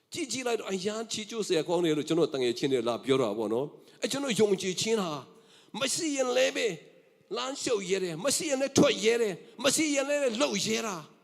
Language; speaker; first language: Burmese; non-native, local second language; Tedim Chin